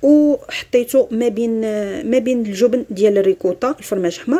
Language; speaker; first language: Arabic; native; Arabic